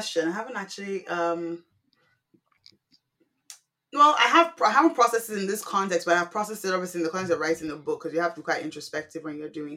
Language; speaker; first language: English; non-native, local second language; Yoruba